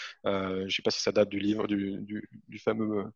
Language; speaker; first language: French; native; French